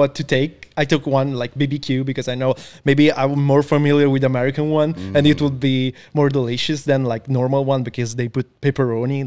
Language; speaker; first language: English; non-native, fluent; Italian